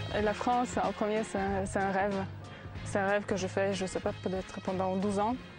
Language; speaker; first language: French; non-native, fluent; Polish